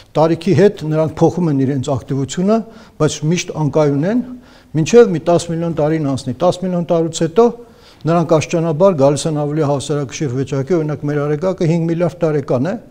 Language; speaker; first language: Armenian; native; Armenian